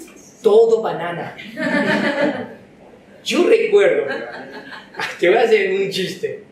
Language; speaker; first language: Spanish; non-native, fluent; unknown